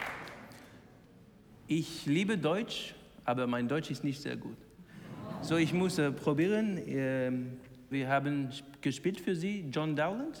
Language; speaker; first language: German; non-native, learner; English